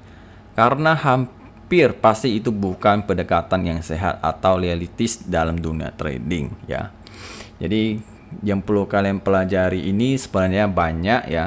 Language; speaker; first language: Indonesian; native; Indonesian